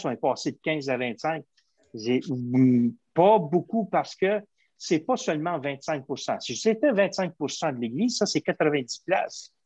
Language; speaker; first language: French; native; French